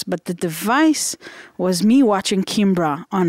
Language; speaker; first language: English; non-native, fluent; Hebrew